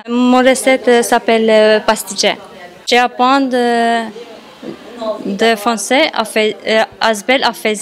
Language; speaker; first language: French; non-native, learner; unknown